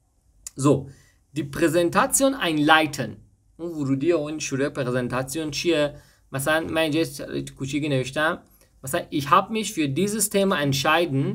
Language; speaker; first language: German; non-native, fluent; Persian